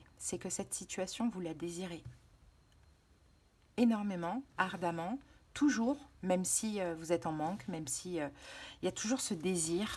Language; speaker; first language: French; native; French